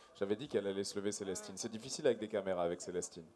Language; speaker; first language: French; native; French